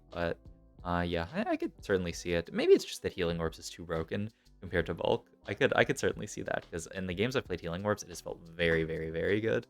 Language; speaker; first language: English; native; English